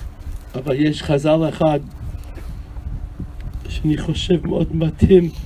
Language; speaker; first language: Hebrew; non-native, fluent; English